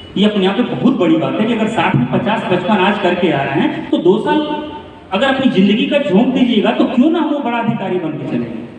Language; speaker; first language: Hindi; native; Hindi